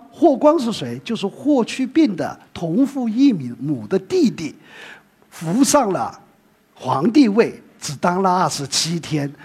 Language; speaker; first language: Chinese; native; Chinese